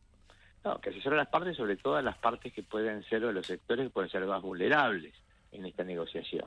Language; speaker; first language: Spanish; native; Spanish